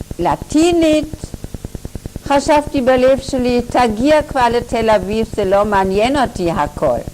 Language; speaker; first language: Hebrew; non-native, fluent; German